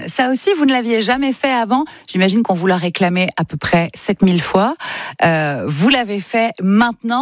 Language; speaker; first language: French; native; French